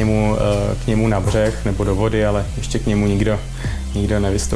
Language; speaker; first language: Czech; native; Czech